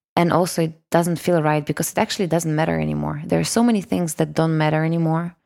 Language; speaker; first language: English; non-native, fluent; Russian